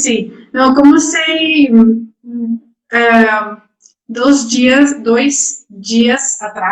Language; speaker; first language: Portuguese; non-native, learner; Dutch